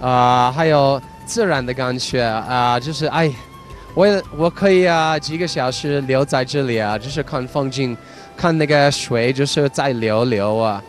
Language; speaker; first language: Chinese; non-native, fluent; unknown